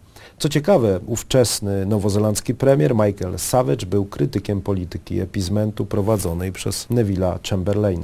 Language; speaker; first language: Polish; native; Polish